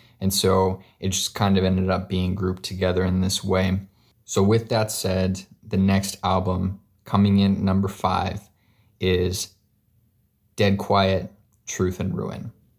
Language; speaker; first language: English; native; English